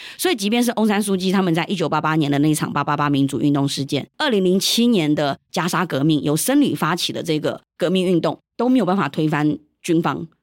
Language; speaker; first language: Chinese; early bilingual, heritage; Chinese